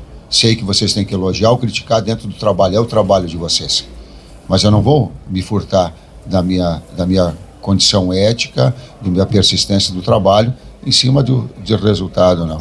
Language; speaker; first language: Portuguese; native; Portuguese